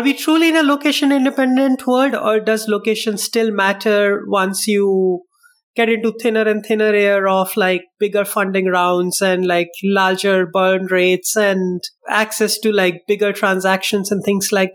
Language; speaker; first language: English; non-native, local second language; Hindi